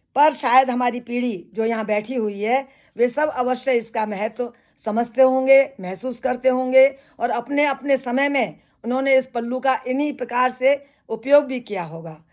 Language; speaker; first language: Hindi; native; Hindi